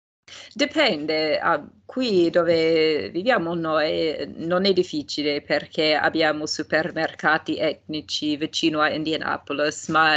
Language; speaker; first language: Italian; non-native, fluent; English